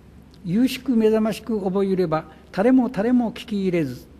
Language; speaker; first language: Japanese; native; Japanese